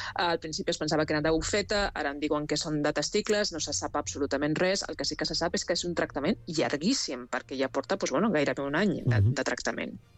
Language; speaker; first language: Catalan; non-native, local second language; Spanish